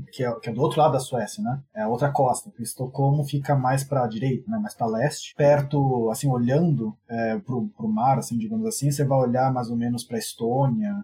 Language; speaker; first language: Portuguese; native; Portuguese